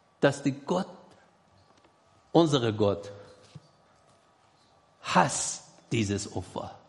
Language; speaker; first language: German; non-native, learner; Persian